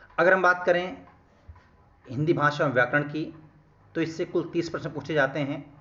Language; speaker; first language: Hindi; native; Hindi